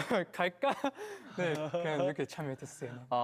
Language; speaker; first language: Korean; non-native, fluent; Chinese